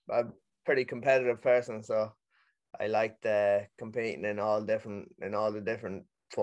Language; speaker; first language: English; native; English